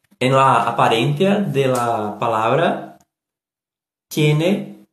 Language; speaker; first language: Spanish; non-native, learner; Portuguese